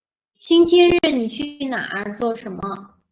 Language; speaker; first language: Chinese; non-native, fluent; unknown